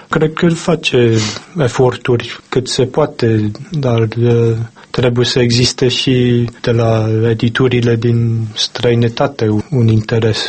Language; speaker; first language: Romanian; non-native, fluent; English